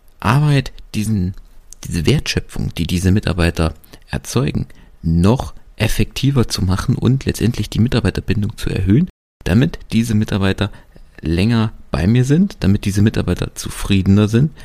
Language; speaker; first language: German; native; German